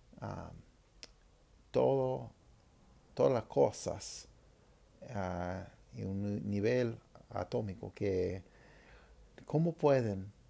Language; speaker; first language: Spanish; non-native, fluent; English